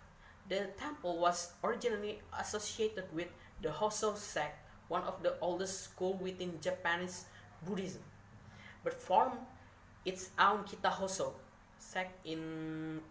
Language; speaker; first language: English; non-native, learner; Indonesian